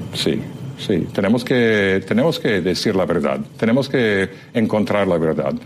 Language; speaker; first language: Spanish; non-native, fluent; English